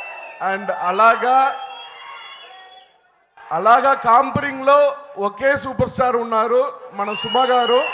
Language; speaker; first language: Telugu; non-native, learner; Tamil